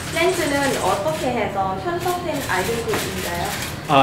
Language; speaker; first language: Korean; non-native, fluent; Thai